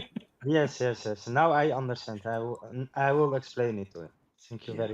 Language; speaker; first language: English; non-native, fluent; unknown